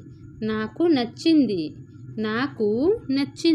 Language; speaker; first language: Telugu; non-native, local second language; Odia